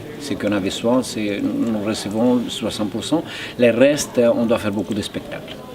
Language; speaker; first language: French; non-native, fluent; Spanish